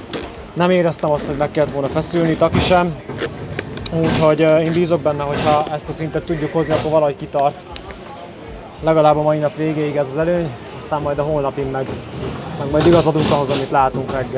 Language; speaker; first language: Hungarian; native; Hungarian